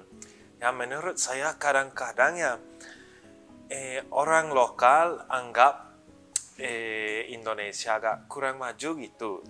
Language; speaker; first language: Indonesian; early bilingual, other home language; English